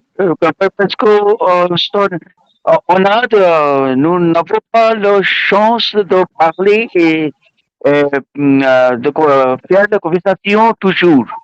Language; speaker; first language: French; non-native, learner; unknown